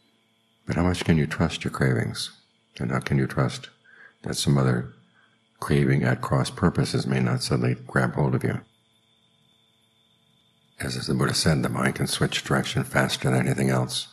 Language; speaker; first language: English; native; English